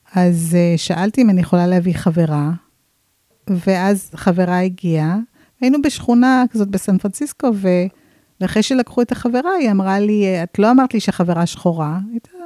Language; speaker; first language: Hebrew; non-native, fluent; English